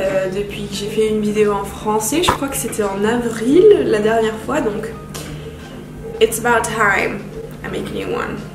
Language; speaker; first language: French; non-native, fluent; Finnish